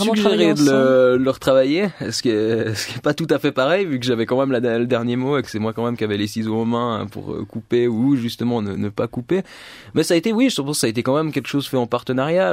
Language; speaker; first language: French; native; French